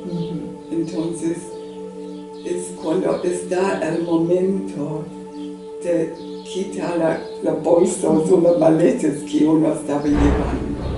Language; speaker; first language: Spanish; non-native, learner; English